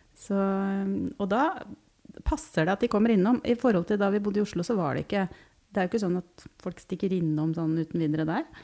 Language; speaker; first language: Norwegian; native; Norwegian